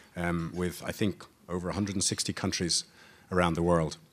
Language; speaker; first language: English; native; English